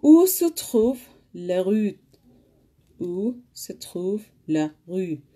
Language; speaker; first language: French; non-native, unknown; Arabic